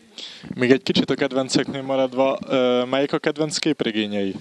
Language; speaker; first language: Hungarian; native; Hungarian